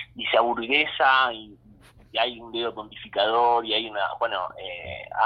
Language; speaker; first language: Spanish; native; Spanish